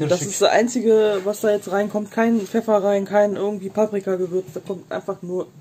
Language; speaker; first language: German; native; German